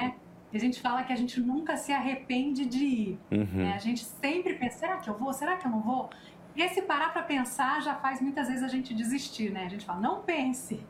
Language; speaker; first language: Portuguese; native; Portuguese